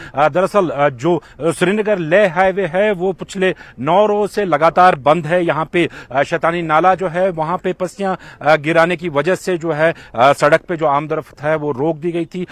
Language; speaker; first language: Hindi; non-native, local second language; Kashmiri